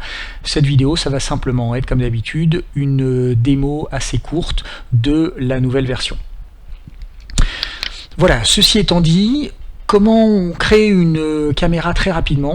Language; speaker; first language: French; native; French